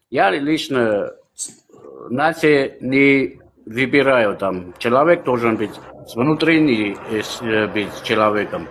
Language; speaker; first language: Russian; non-native, local second language; Armenian